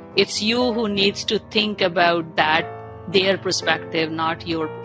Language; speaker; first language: English; non-native, local second language; Punjabi